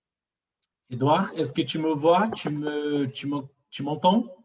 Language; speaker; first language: French; non-native, fluent; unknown